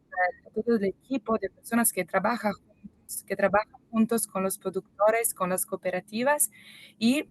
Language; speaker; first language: Spanish; non-native, fluent; Italian